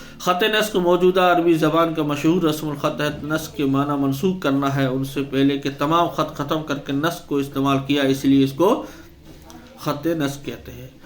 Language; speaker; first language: Urdu; native; Urdu